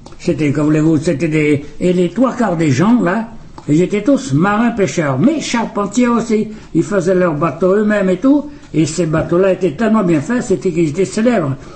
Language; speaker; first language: French; native; French